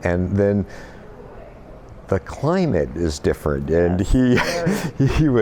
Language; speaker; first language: English; native; English